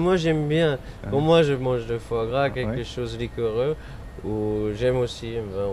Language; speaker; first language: French; non-native, fluent; German